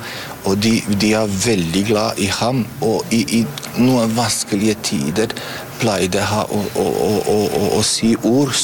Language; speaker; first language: Norwegian; non-native, fluent; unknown